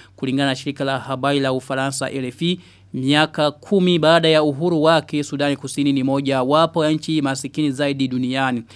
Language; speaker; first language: Swahili; non-native, local second language; Rundi